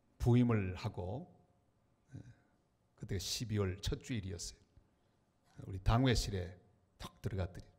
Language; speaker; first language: Korean; native; Korean